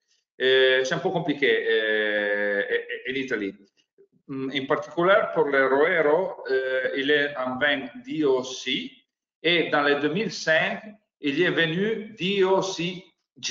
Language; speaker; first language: French; non-native, learner; Italian